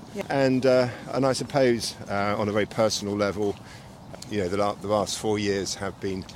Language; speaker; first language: English; native; English